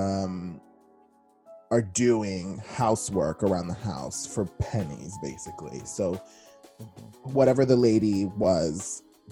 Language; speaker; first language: English; early bilingual, other home language; Spanish